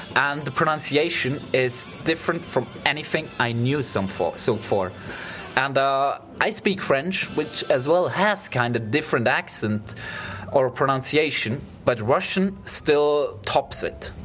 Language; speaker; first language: English; non-native, fluent; German